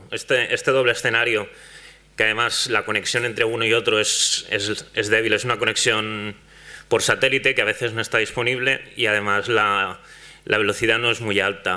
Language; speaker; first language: Spanish; non-native, local second language; Catalan